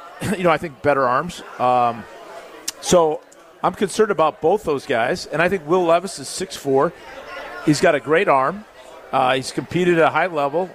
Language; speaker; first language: English; native; English